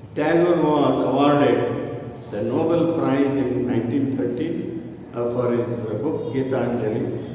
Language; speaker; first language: English; non-native, local second language; Kannada